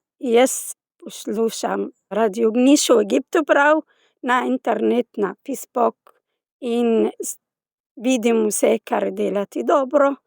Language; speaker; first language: Slovenian; non-native, learner; Arabic